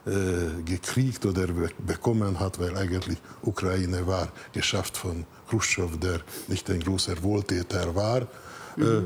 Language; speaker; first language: German; non-native, fluent; Hungarian